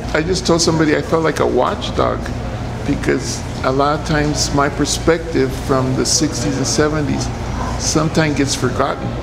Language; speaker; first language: English; early bilingual, other home language; Spanish